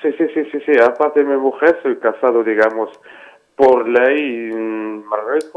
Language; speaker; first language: Spanish; non-native, fluent; Arabic